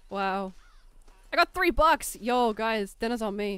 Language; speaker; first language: English; native; English